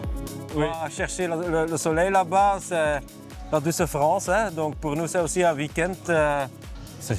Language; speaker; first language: French; non-native, local second language; Dutch